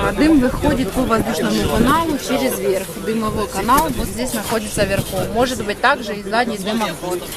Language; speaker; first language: Russian; non-native, local second language; Ukrainian